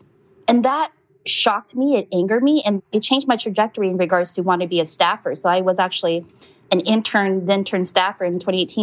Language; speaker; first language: English; native; English